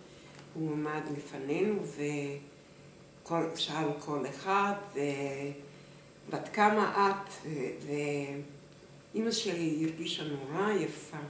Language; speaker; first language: Hebrew; non-native, fluent; Hungarian